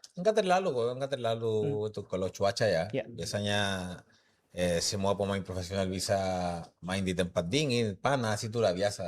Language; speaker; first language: Indonesian; non-native, fluent; Spanish